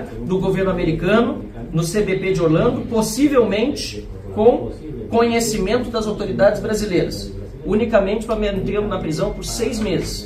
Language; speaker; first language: Portuguese; native; Portuguese